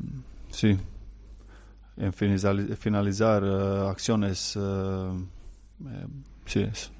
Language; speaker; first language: Spanish; non-native, learner; Croatian